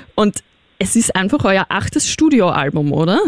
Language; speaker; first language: German; native; German